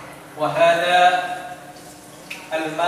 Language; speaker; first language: Arabic; non-native, learner; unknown